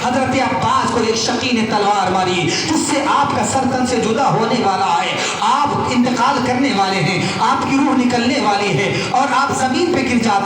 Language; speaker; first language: Urdu; native; Urdu